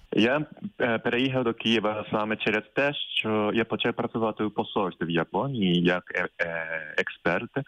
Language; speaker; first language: Ukrainian; non-native, fluent; Japanese